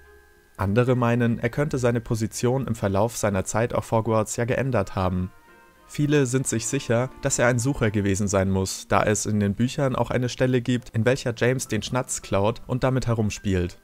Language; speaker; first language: German; native; German